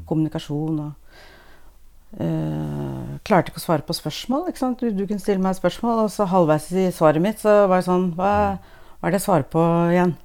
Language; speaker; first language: Norwegian; native; Norwegian